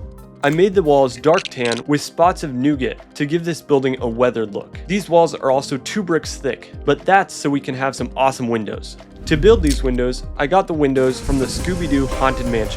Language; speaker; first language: English; native; English